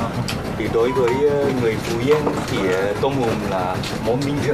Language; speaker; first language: Vietnamese; non-native, fluent; Korean